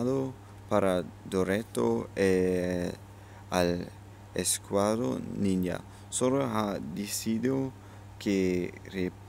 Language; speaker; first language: Spanish; non-native, learner; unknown